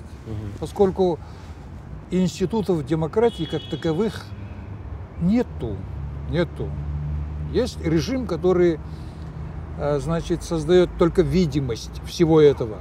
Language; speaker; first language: Russian; native; Russian